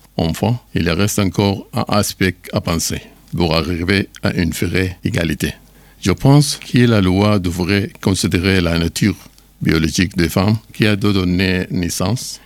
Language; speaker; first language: French; non-native, learner; Arabic